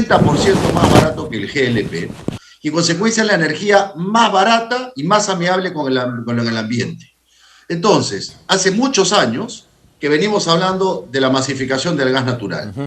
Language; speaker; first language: Spanish; native; Spanish